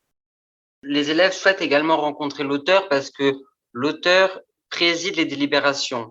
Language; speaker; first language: French; native; French